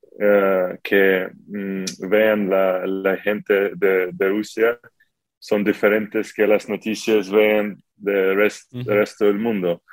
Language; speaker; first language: Spanish; non-native, fluent; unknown